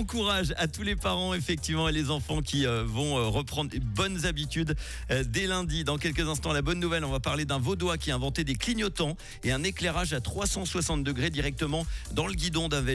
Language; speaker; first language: French; native; French